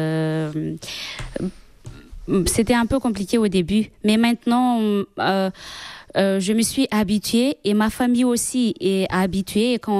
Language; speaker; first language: French; non-native, local second language; Malagasy